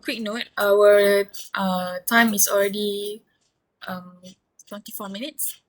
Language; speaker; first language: English; non-native, local second language; Malay